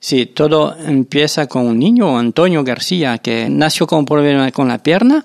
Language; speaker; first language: Spanish; non-native, fluent; French